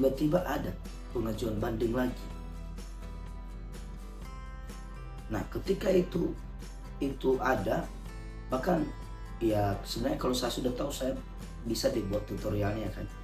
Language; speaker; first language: Indonesian; native; Indonesian